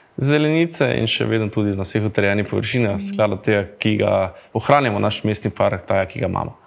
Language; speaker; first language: Slovenian; native; Slovenian